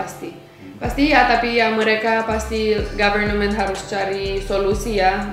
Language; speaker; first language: Indonesian; non-native, fluent; Romanian